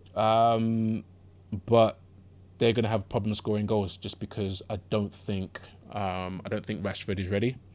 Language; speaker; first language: English; native; English